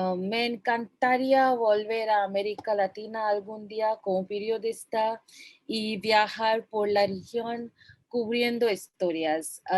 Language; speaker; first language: Spanish; non-native, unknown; Bangla